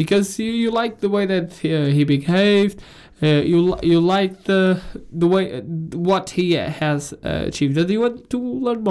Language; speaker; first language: English; non-native, fluent; Portuguese